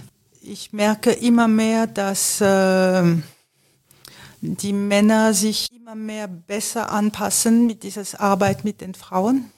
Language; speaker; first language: German; non-native, fluent; French